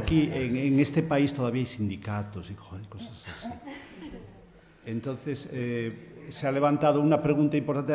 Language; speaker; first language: Spanish; native; Spanish